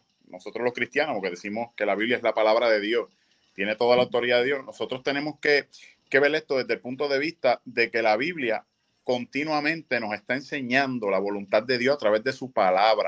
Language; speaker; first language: Spanish; native; Spanish